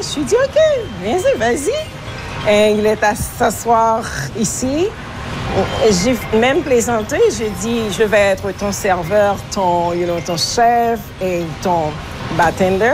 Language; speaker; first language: French; non-native, local second language; Haitian Creole